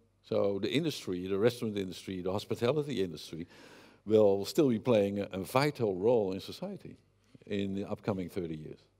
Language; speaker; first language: English; non-native, fluent; Dutch